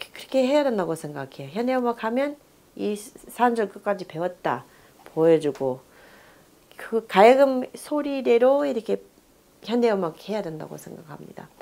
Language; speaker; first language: Korean; non-native, fluent; English